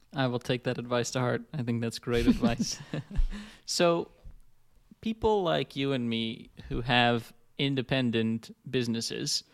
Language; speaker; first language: English; non-native, fluent; Dutch